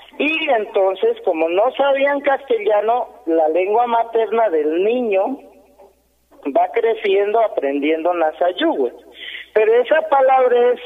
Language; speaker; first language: Spanish; non-native, local second language; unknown